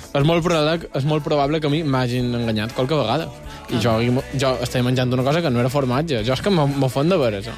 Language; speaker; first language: Catalan; native; Catalan